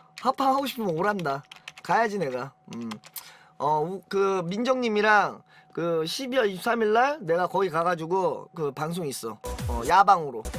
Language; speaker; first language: Korean; native; Korean